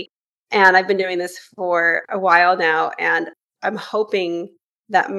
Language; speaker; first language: English; native; English